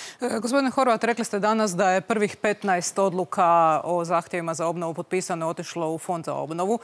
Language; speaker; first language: Croatian; native; Croatian